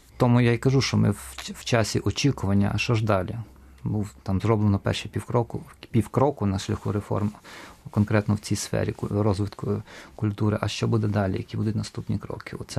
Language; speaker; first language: Ukrainian; native; Ukrainian